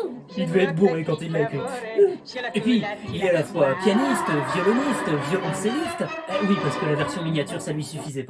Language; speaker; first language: French; native; French